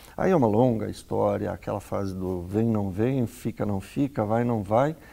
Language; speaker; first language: Portuguese; native; Portuguese